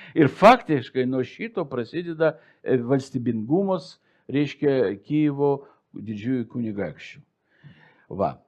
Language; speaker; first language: Lithuanian; non-native, local second language; Russian